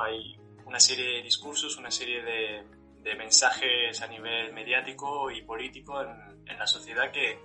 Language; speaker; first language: Spanish; native; Spanish